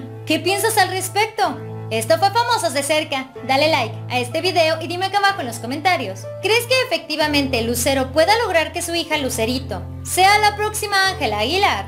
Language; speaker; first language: Spanish; native; Spanish